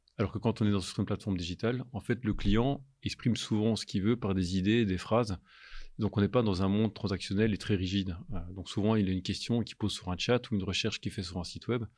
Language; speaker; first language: French; native; French